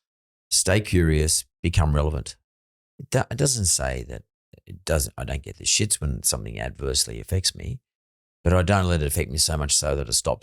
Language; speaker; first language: English; native; English